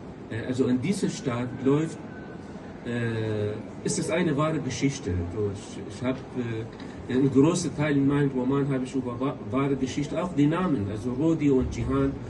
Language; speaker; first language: German; non-native, local second language; Kurdish